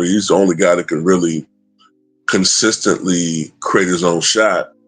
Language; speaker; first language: English; native; English